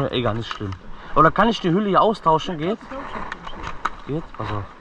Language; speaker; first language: German; non-native, learner; Turkish